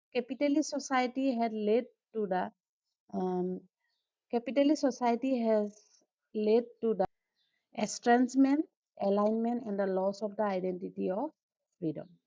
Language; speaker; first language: English; non-native, local second language; Assamese